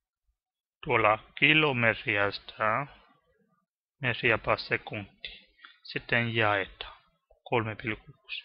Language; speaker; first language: Finnish; non-native, learner; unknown